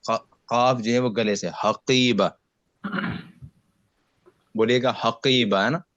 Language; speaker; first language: Hindi; native; Hindi